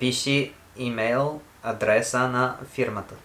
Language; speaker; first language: Bulgarian; non-native, learner; English